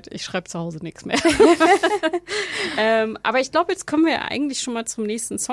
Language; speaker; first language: German; native; German